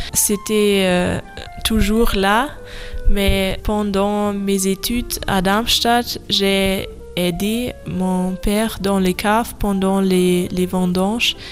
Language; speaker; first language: French; non-native, learner; German